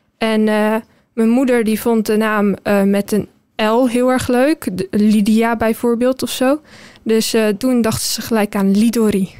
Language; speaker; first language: Dutch; early bilingual, heritage; Dutch